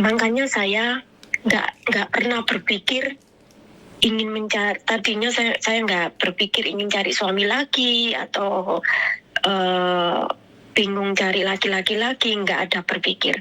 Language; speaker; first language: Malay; non-native, local second language; Javanese